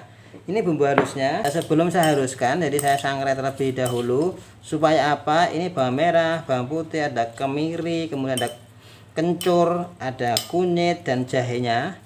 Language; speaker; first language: Indonesian; native; Indonesian